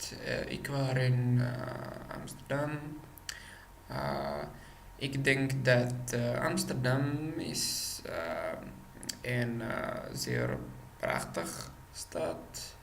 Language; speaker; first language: Dutch; non-native, learner; Czech